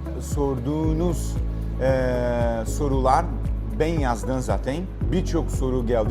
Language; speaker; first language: Turkish; non-native, learner; Portuguese